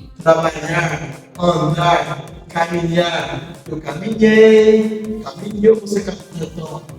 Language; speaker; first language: Portuguese; non-native, fluent; Haitian Creole